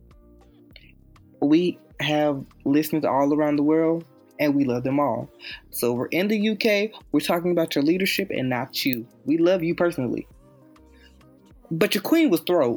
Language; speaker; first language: English; native; English